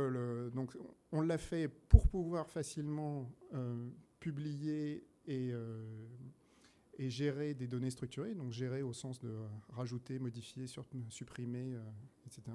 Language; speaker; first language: French; native; French